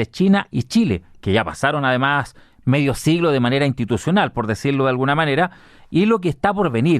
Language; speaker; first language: Spanish; native; Spanish